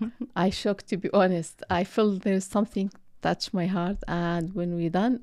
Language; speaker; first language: English; non-native, learner; Arabic